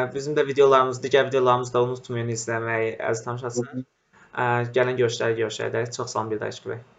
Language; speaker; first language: Azerbaijani; native; Azerbaijani